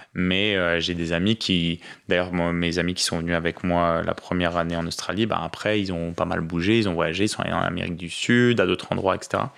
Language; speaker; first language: French; native; French